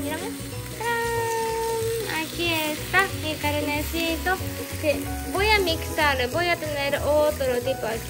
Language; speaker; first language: Spanish; non-native, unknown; Japanese